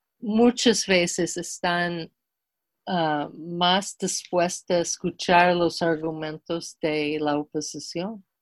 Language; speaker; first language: Spanish; non-native, fluent; English